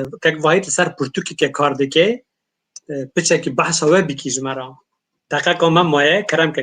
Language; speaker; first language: Kurdish; native; Kurdish